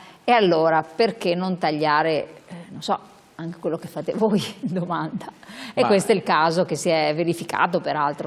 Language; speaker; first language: Italian; native; Italian